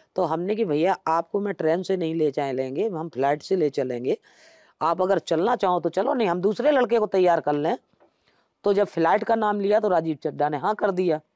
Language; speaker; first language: Hindi; native; Hindi